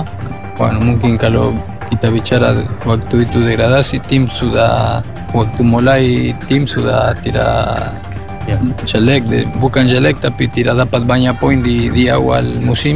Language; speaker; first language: Indonesian; non-native, learner; Spanish